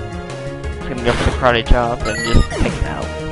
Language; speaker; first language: English; native; English